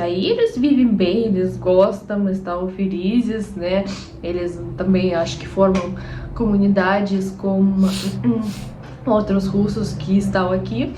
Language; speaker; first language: Portuguese; non-native, fluent; Russian